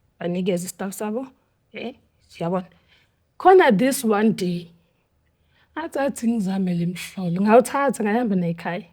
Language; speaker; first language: Zulu; native; Zulu